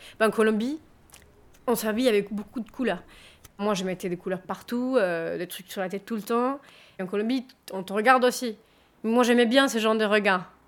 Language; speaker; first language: French; non-native, fluent; Spanish